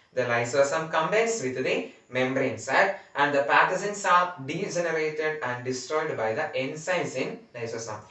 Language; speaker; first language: English; non-native, local second language; Malayalam